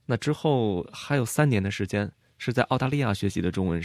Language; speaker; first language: Chinese; native; Chinese